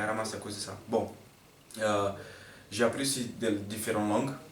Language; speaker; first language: French; non-native, fluent; Portuguese